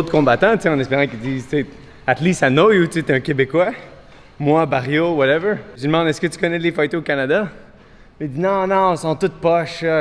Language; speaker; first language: French; native; French